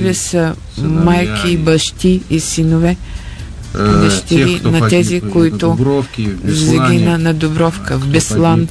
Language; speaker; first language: Bulgarian; non-native, fluent; Russian